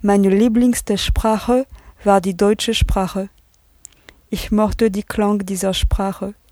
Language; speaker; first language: German; non-native, learner; French